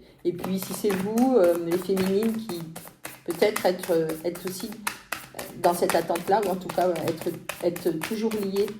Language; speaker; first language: French; native; French